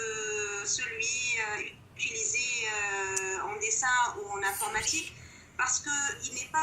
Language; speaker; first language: French; non-native, local second language; Arabic